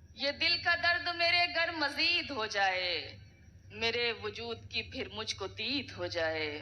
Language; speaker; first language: Urdu; native; Urdu